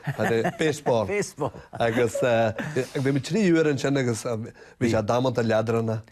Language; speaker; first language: Irish; native; Irish